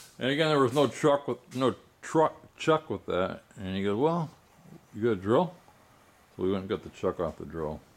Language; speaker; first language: English; native; English